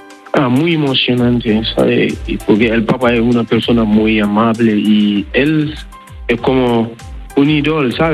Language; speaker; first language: Spanish; non-native, learner; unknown